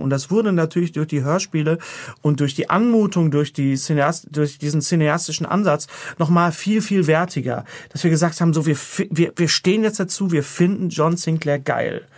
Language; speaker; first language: German; native; German